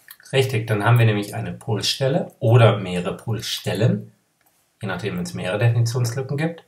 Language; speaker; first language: German; native; German